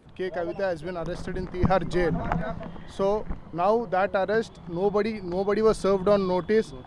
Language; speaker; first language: English; non-native, local second language; Telugu